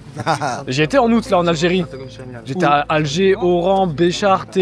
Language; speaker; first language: French; native; French